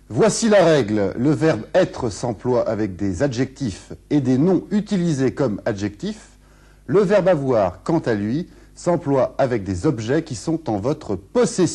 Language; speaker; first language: French; native; French